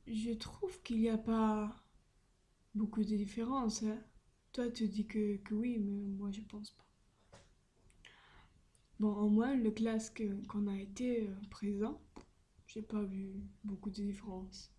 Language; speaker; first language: French; non-native, learner; Spanish